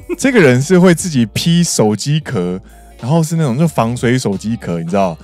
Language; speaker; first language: Chinese; native; Chinese